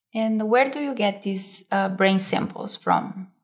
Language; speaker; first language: English; non-native, fluent; Portuguese